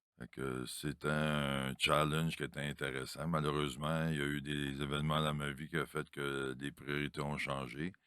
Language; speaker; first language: French; native; French